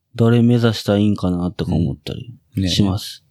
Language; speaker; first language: Japanese; native; Japanese